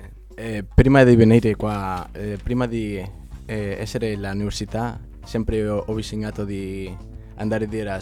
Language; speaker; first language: Italian; non-native, learner; Spanish